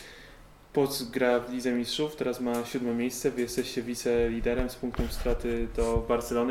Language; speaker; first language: Polish; native; Polish